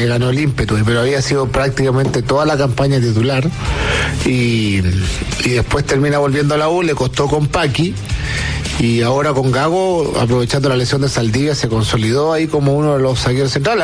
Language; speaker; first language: Spanish; native; Spanish